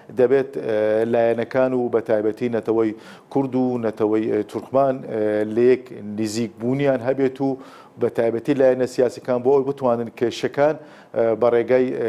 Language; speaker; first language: Central Kurdish; non-native, local second language; Turkish